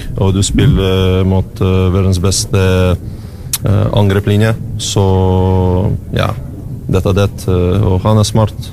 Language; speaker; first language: Norwegian; non-native, learner; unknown